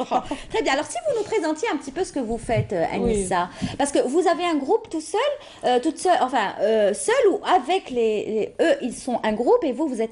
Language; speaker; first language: French; native; French